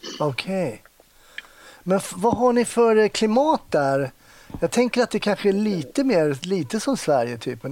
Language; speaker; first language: Swedish; native; Swedish